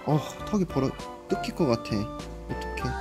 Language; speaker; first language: Korean; native; Korean